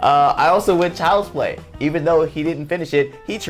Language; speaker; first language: English; native; English